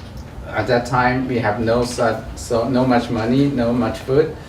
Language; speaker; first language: English; non-native, learner; Chinese